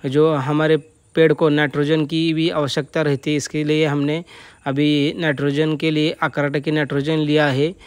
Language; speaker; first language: Hindi; non-native, local second language; Marathi